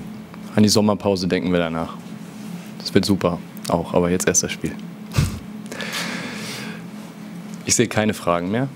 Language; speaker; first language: German; native; German